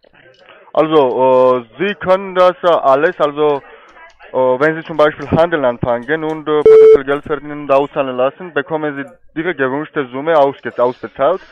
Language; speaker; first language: German; non-native, fluent; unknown